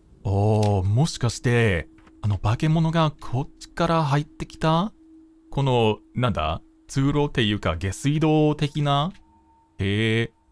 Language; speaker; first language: Japanese; non-native, fluent; English